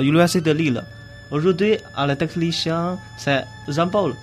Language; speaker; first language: French; non-native, learner; Chinese